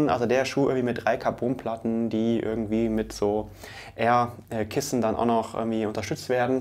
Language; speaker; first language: German; native; German